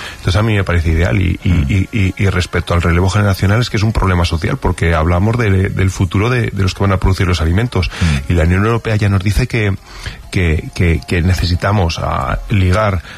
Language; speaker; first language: Spanish; native; Spanish